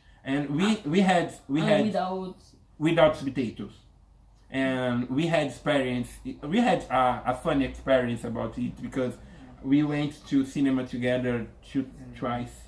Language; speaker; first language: English; non-native, learner; Portuguese